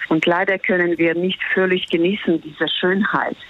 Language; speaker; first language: German; non-native, fluent; Ukrainian